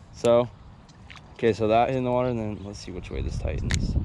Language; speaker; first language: English; native; English